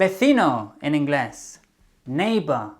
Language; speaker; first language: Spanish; non-native, fluent; English